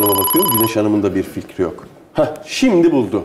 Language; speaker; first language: Turkish; native; Turkish